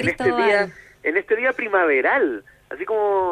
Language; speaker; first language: Spanish; native; Spanish